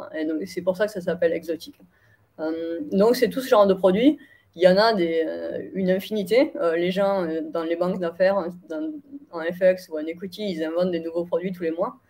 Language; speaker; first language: French; native; French